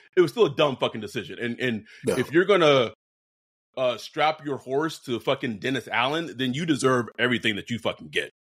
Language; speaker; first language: English; native; English